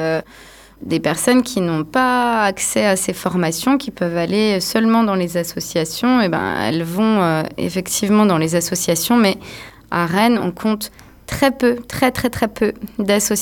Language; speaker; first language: French; native; French